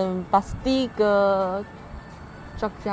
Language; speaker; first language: Indonesian; non-native, learner; Chinese